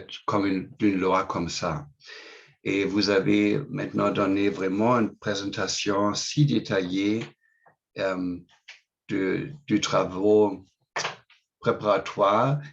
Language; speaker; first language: French; non-native, fluent; English